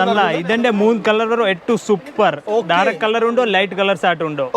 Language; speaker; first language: Malayalam; non-native, local second language; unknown